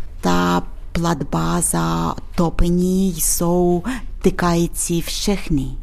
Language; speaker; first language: Czech; non-native, learner; Ukrainian